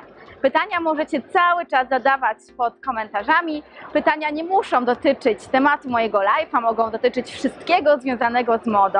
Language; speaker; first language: Polish; native; Polish